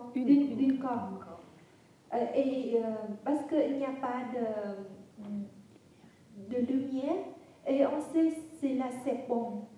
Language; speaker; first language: French; non-native, fluent; Vietnamese